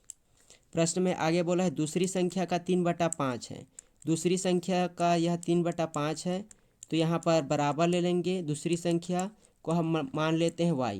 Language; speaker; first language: Hindi; native; Hindi